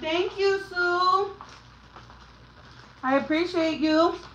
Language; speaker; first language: English; early bilingual, other home language; Spanish